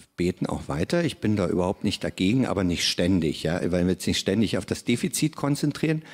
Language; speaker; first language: German; native; German